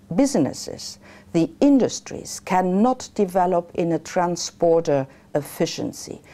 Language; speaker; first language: English; non-native, fluent; Luxembourgish